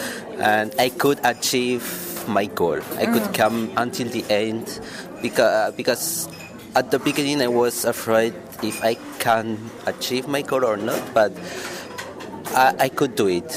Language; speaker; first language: English; non-native, fluent; Malagasy